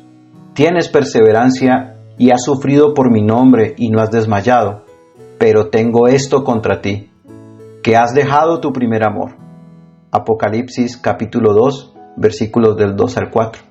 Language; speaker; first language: Spanish; native; Spanish